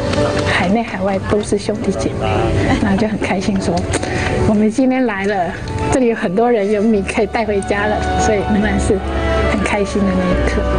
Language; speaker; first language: Chinese; native; Chinese